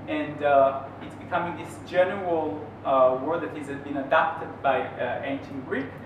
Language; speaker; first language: English; non-native, fluent; Hebrew